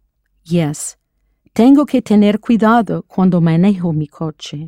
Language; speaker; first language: Spanish; non-native, fluent; English